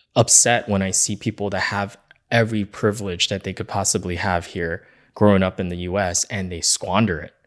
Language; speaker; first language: English; native; English